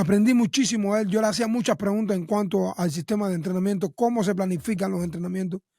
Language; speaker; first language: Spanish; native; Spanish